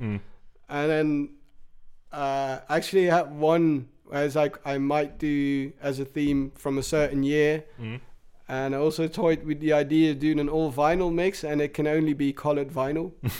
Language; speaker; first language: English; native; English